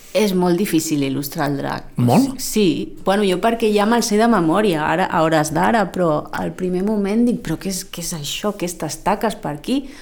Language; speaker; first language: Catalan; native; Catalan